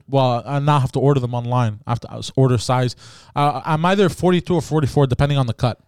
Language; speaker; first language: English; early bilingual, other home language; Greek